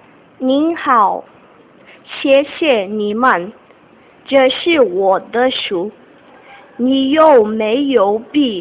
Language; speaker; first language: Chinese; non-native, learner; Portuguese